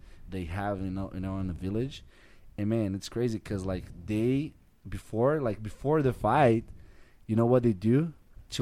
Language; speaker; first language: English; non-native, learner; Portuguese